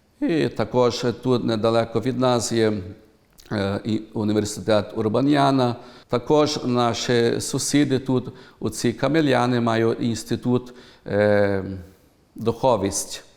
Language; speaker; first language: Ukrainian; early bilingual, heritage; Ukrainian